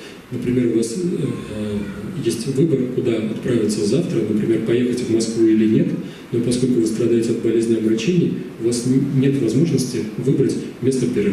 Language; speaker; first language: Russian; native; Russian